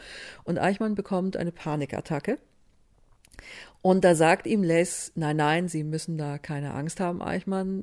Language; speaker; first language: German; native; German